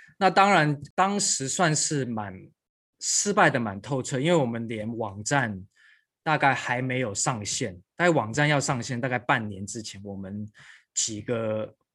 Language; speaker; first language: Chinese; non-native, local second language; Cantonese